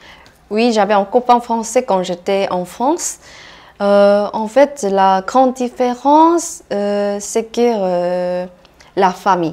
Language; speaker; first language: French; non-native, fluent; Korean